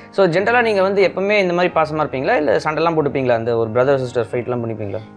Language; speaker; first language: Tamil; native; Tamil